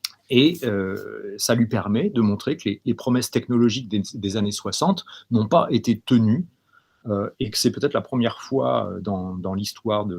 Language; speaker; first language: French; native; French